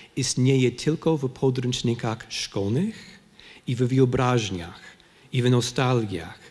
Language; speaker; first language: Polish; non-native, fluent; English